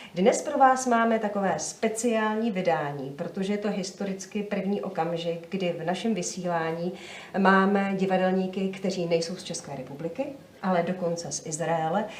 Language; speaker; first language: Czech; native; Czech